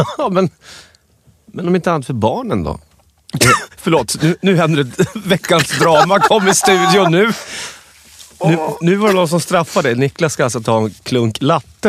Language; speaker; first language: Swedish; native; Swedish